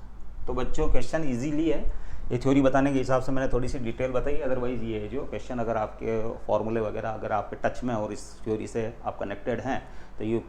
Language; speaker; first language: Hindi; native; Hindi